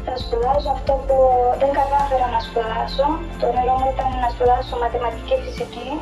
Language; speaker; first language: Greek; non-native, fluent; Romanian